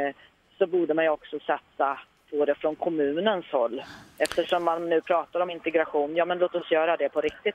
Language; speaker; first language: Swedish; native; Swedish